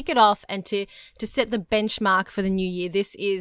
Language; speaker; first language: English; native; English